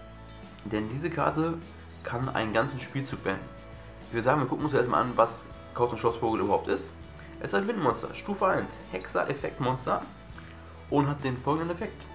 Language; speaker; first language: German; native; German